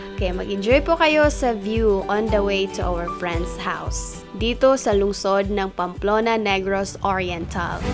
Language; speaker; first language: Filipino; non-native, local second language; Cebuano